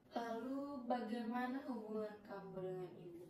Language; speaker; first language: Indonesian; native; Indonesian